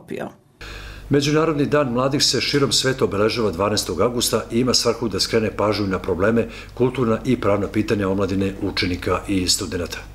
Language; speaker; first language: Serbian; native; Serbian